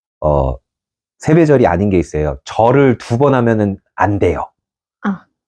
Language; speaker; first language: Korean; native; Korean